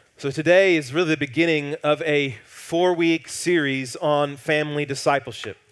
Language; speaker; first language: English; native; English